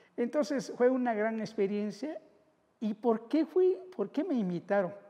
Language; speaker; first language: Spanish; non-native, local second language; Zapotec